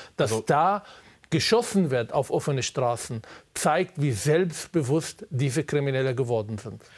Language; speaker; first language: German; non-native, fluent; Arabic